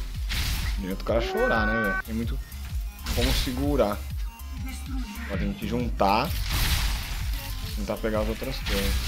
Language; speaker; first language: Portuguese; native; Portuguese